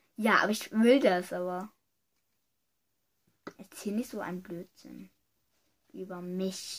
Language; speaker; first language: German; early bilingual, other home language; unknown